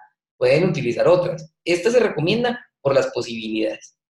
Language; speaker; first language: Spanish; native; Spanish